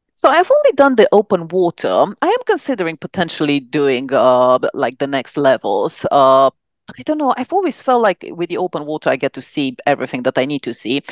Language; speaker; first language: English; non-native, fluent; Romanian